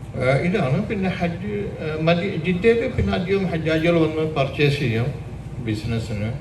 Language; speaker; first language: Malayalam; early bilingual, heritage; Malayalam